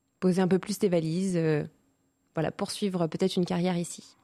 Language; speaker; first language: French; native; French